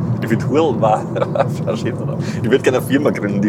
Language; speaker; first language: German; native; German